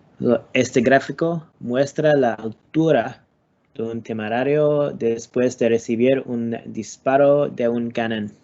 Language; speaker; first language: Spanish; non-native, learner; English